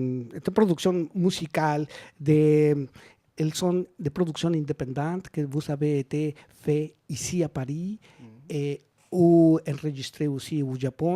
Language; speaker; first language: French; non-native, learner; Spanish